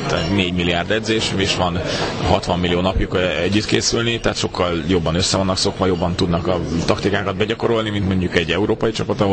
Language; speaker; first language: Hungarian; native; Hungarian